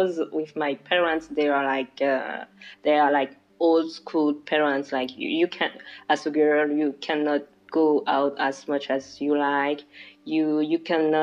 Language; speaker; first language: English; non-native, local second language; French